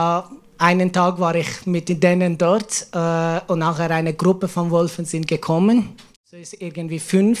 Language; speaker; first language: German; non-native, learner; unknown